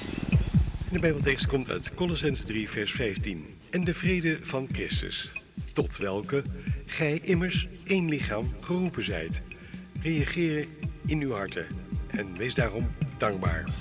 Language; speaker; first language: Dutch; native; Dutch